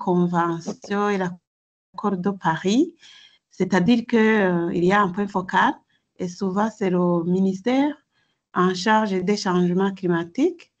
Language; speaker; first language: French; non-native, local second language; Rundi